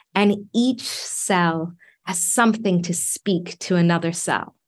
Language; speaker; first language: English; native; English